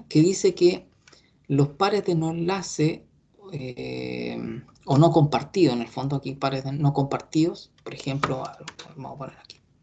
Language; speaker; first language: Spanish; native; Spanish